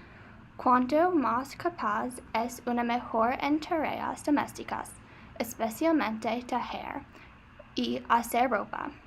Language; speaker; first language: Spanish; non-native, learner; English